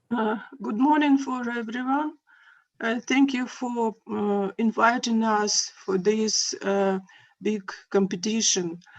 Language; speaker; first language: English; non-native, learner; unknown